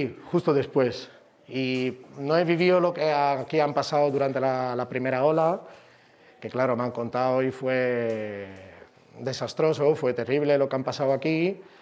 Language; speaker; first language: Spanish; non-native, fluent; Italian